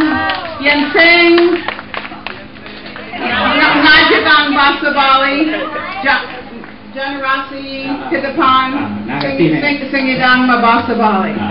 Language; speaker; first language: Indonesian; non-native, learner; English